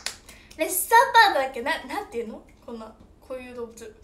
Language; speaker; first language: Japanese; native; Japanese